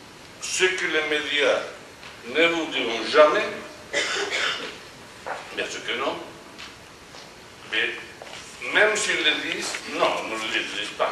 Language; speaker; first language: French; non-native, fluent; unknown